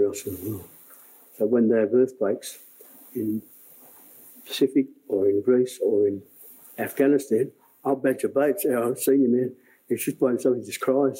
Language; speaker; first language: English; native; English